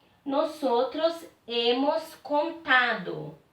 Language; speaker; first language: Spanish; non-native, fluent; Portuguese